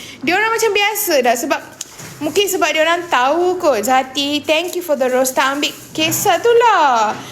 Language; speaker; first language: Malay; non-native, local second language; Tamil